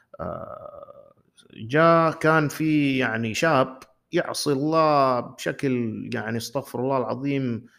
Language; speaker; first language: Arabic; native; Arabic